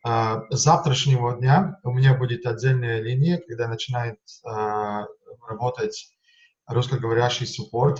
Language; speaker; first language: Russian; non-native, fluent; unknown